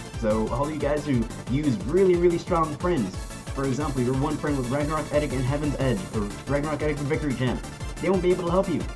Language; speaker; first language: English; native; English